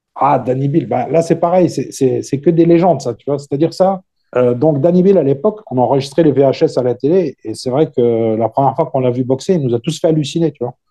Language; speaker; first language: French; native; French